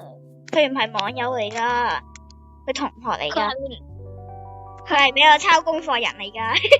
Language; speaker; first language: Chinese; early bilingual, heritage; Cantonese